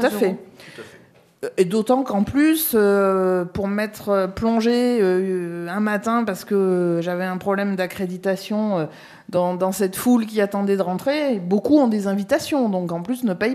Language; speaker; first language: French; native; French